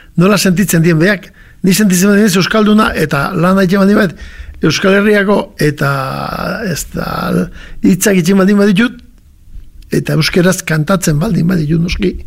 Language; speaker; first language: Basque; native; Basque